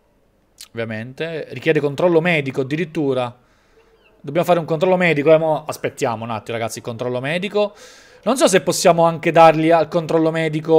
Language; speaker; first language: Italian; native; Italian